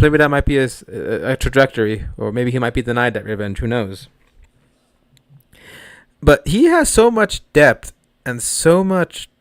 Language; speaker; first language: English; native; English